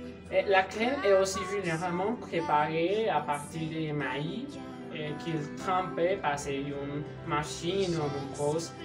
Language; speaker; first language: French; non-native, learner; Spanish